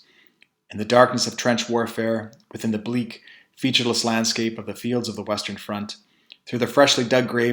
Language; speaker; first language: English; native; English